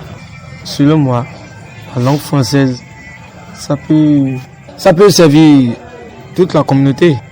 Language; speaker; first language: French; non-native, learner; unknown